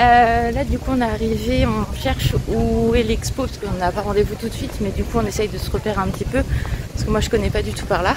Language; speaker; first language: French; native; French